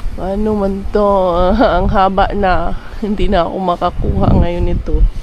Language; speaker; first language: Filipino; non-native, local second language; Cebuano